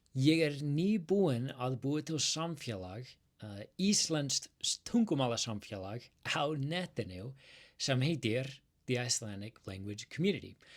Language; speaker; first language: Icelandic; non-native, fluent; English